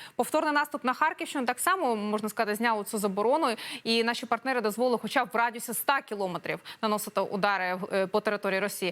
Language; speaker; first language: Ukrainian; native; Ukrainian